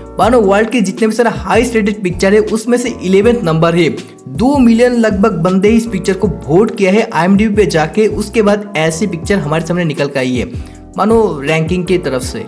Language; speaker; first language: Hindi; non-native, local second language; Bangla